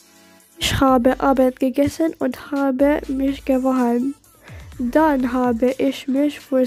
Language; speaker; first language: German; non-native, learner; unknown